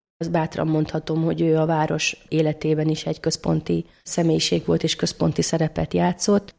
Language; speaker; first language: Hungarian; native; Hungarian